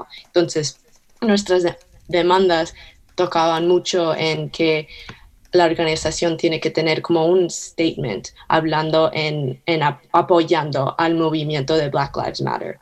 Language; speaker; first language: Spanish; early bilingual, heritage; Spanish